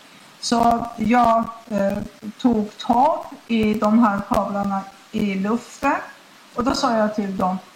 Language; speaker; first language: Swedish; non-native, fluent; Persian